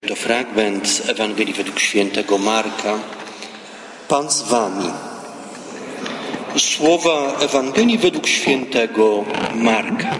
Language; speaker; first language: Polish; native; Polish